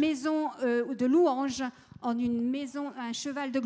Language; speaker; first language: French; native; French